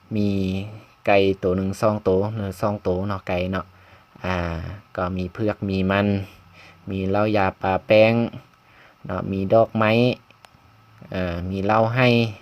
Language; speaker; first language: Lao; non-native, local second language; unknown